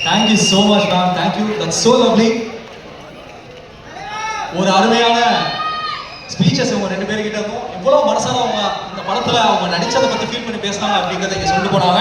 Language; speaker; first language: Tamil; native; Tamil